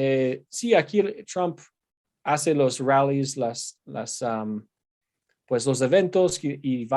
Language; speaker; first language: Spanish; non-native, fluent; English